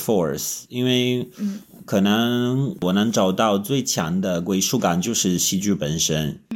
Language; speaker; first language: Chinese; non-native, fluent; Italian